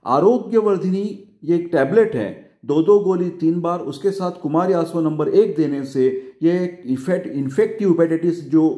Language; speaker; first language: Hindi; non-native, local second language; Marathi